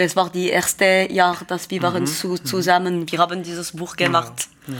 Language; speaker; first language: German; non-native, learner; French